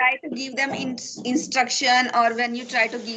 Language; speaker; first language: English; non-native, fluent; Hindi